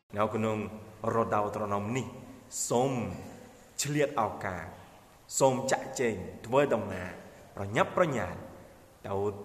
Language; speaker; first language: Khmer; non-native, fluent; Spanish